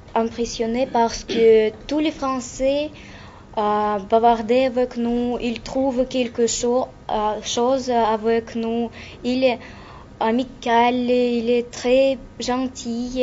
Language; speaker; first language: French; non-native, learner; Russian